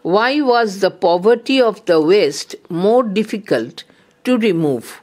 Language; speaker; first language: English; non-native, local second language; Bangla